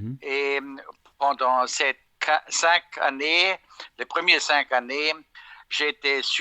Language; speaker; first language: French; non-native, fluent; German